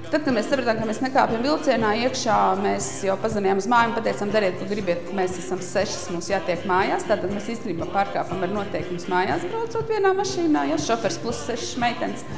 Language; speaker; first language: Latvian; native; Latvian